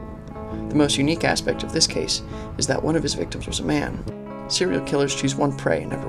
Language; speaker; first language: English; native; English